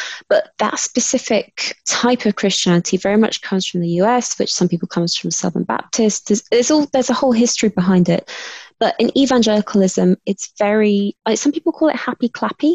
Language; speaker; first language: English; native; English